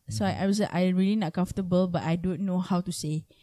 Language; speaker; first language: English; non-native, local second language; Malay